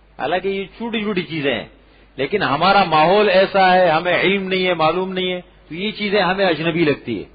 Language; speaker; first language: Urdu; non-native, local second language; Pashto